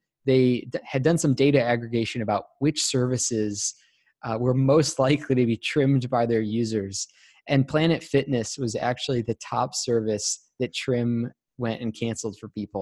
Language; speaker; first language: English; native; English